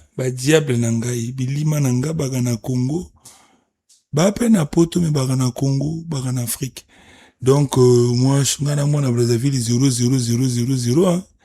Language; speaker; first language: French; non-native, local second language; Lingala